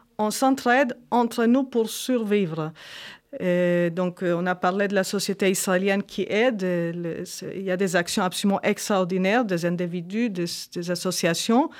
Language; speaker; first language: French; non-native, fluent; Hebrew